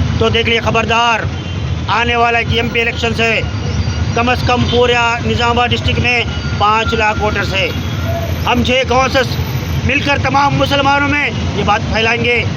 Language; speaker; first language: Hindi; native; Hindi